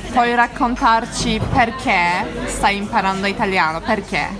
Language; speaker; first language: Italian; non-native, fluent; Turkish